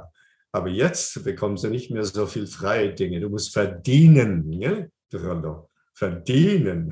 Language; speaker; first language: German; non-native, fluent; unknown